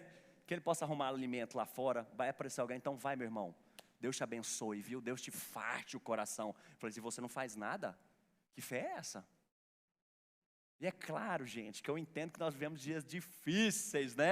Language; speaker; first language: Portuguese; native; Portuguese